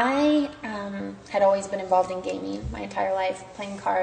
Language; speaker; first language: English; native; English